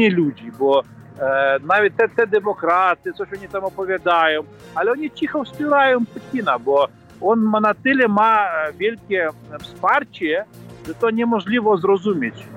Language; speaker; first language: Polish; non-native, fluent; Ukrainian